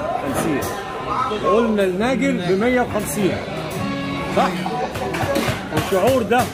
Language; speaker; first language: Arabic; native; Arabic